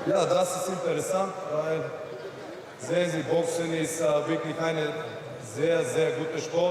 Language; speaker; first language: German; non-native, learner; Bulgarian